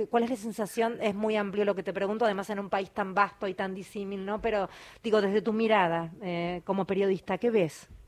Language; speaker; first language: Spanish; native; Spanish